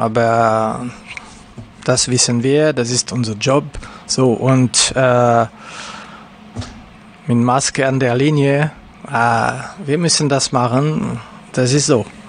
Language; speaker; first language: German; non-native, local second language; French